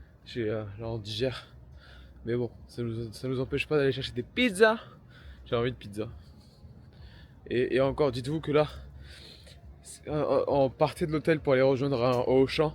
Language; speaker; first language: French; native; French